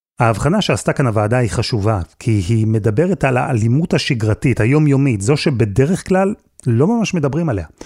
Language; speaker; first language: Hebrew; native; Hebrew